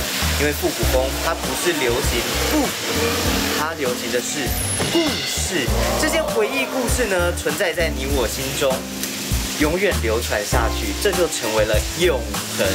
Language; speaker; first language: Chinese; native; Chinese